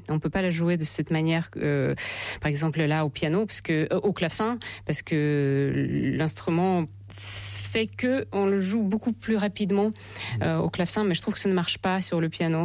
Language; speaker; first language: French; non-native, fluent; Russian